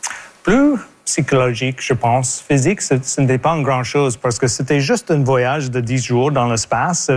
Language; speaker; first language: French; non-native, local second language; English